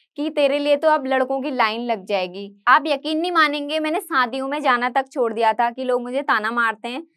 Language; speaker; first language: Hindi; native; Hindi